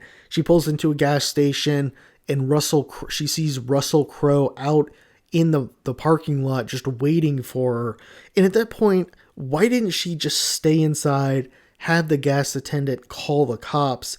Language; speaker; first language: English; native; English